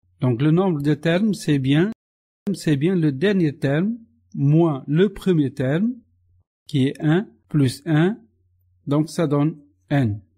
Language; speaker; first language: French; non-native, local second language; Arabic